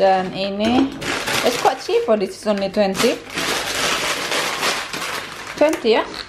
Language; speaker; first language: English; non-native, local second language; Indonesian